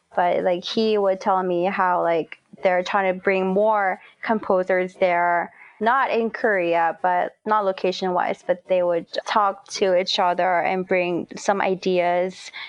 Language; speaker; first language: English; non-native, fluent; Korean